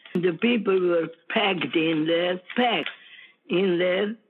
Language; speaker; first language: English; non-native, fluent; Ukrainian